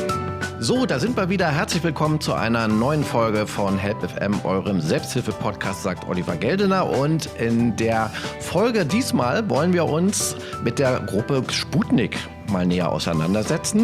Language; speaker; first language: German; native; German